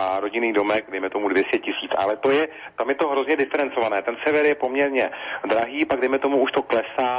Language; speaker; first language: Czech; native; Czech